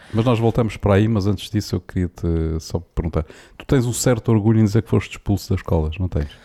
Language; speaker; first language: Portuguese; native; Portuguese